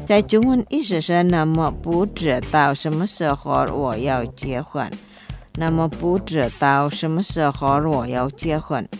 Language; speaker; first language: Chinese; non-native, fluent; Indonesian